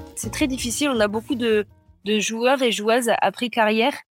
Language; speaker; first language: French; native; French